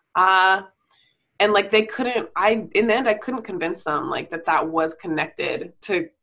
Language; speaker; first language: English; native; English